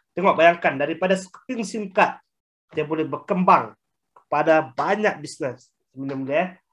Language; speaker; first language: Malay; native; Malay